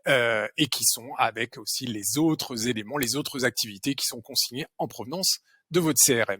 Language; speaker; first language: French; native; French